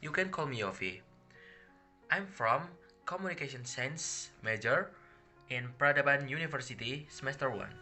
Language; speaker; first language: English; non-native, learner; Indonesian